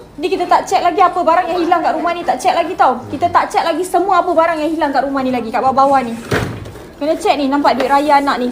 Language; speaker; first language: Malay; native; Malay